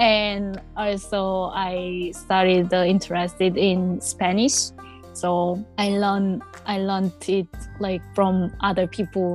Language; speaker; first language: English; non-native, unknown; Korean